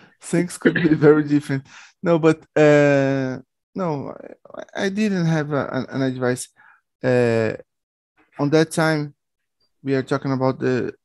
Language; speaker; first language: English; non-native, learner; Portuguese